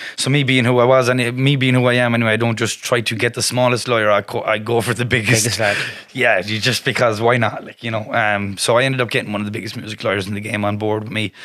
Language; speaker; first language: English; native; English